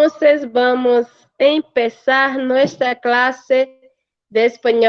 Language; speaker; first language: Spanish; non-native, fluent; Portuguese